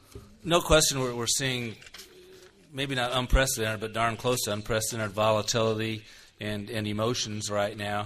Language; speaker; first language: English; native; English